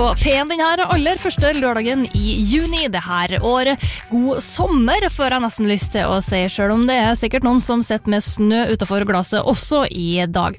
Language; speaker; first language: Norwegian; native; Norwegian